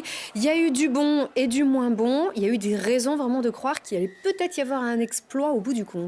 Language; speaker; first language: French; native; French